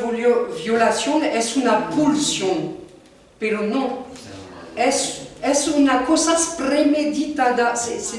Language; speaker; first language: Spanish; non-native, fluent; French